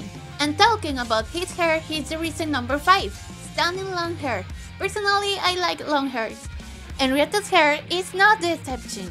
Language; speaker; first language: English; non-native, learner; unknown